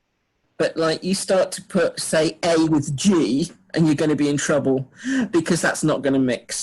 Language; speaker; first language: English; native; English